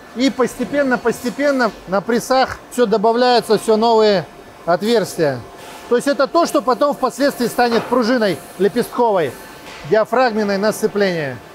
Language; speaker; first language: Russian; native; Russian